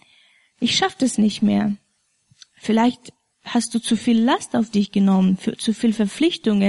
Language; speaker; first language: German; non-native, fluent; Russian